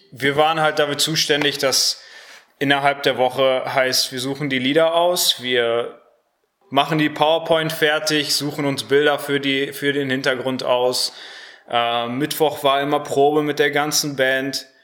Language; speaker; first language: German; native; German